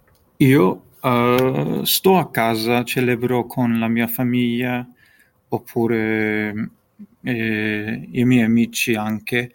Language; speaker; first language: Italian; non-native, learner; English